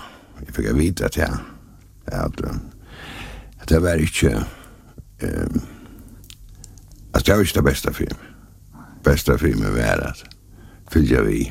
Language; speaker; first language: Danish; non-native, local second language; Faroese